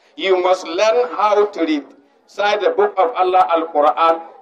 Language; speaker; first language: English; non-native, local second language; Hausa